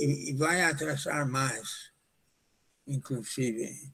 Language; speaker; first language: Portuguese; non-native, fluent; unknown